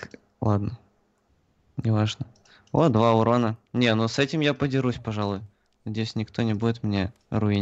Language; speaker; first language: Russian; native; Russian